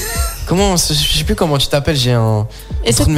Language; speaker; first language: French; native; French